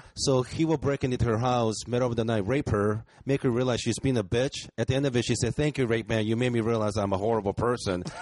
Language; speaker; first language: English; early bilingual, other home language; Japanese